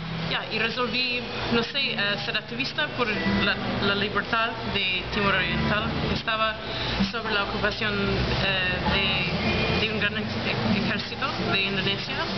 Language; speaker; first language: Spanish; non-native, fluent; English